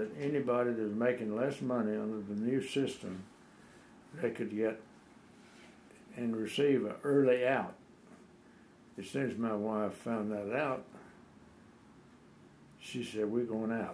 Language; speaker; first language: English; native; English